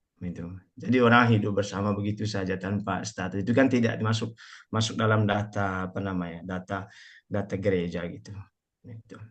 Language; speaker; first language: Indonesian; non-native, local second language; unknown